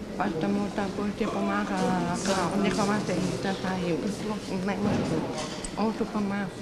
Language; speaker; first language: Croatian; early bilingual, other home language; German